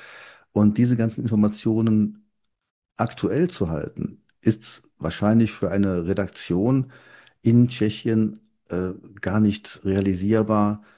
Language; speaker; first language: German; native; German